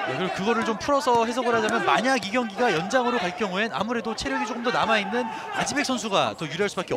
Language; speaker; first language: Korean; native; Korean